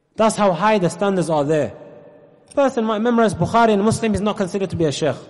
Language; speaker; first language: English; native; English